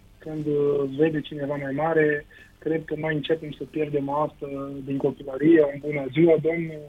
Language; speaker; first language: Romanian; non-native, fluent; Portuguese